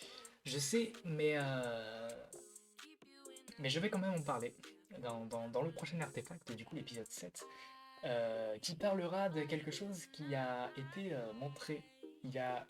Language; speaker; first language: French; native; French